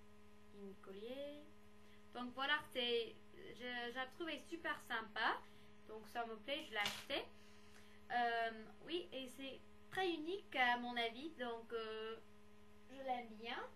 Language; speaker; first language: French; non-native, fluent; English